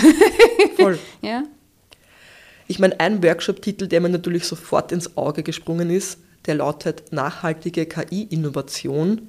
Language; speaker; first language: German; native; German